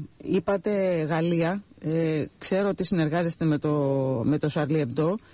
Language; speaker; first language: Greek; native; Greek